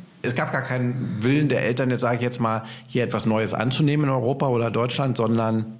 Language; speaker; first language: German; native; German